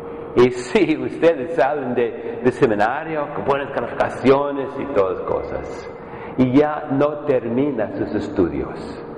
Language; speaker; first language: Spanish; non-native, fluent; English